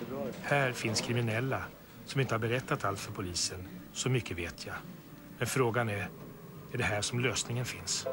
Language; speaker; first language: Swedish; native; Swedish